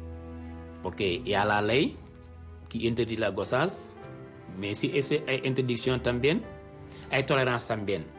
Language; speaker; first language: Spanish; non-native, learner; Wolof